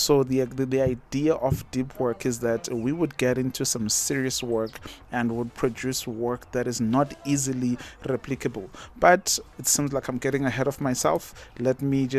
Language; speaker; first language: English; non-native, local second language; Zulu